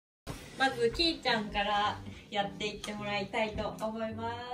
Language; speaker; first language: Japanese; native; Japanese